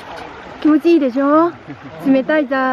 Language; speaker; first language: Japanese; non-native, fluent; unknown